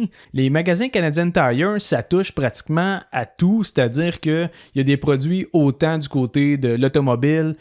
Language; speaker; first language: French; native; French